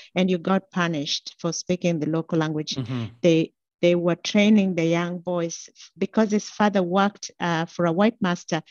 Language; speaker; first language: English; non-native, local second language; Gusii